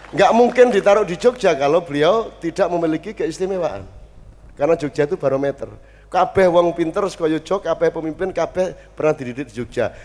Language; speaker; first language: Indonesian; non-native, local second language; Javanese